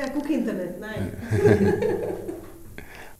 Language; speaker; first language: German; non-native, learner; Spanish